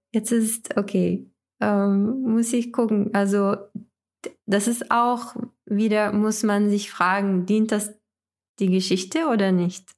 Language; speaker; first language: German; non-native, fluent; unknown